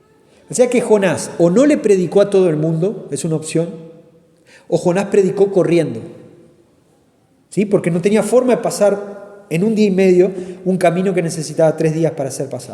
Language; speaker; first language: Spanish; native; Spanish